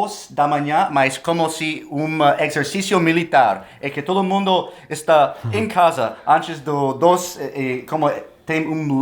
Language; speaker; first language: Portuguese; non-native, fluent; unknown